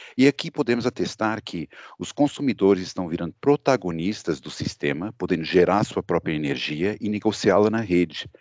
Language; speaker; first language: Portuguese; native; Portuguese